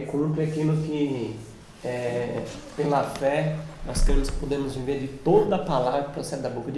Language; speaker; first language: Portuguese; native; Portuguese